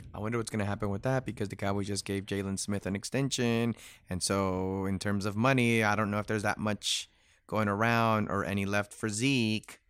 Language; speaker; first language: English; early bilingual, other home language; Spanish